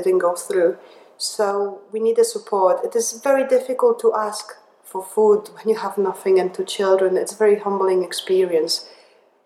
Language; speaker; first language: English; non-native, fluent; Polish